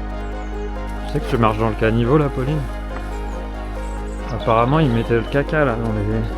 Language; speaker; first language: French; native; French